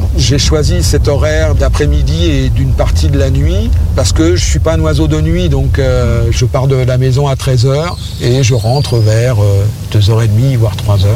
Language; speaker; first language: French; native; French